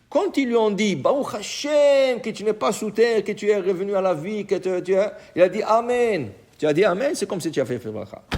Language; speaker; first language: French; native; French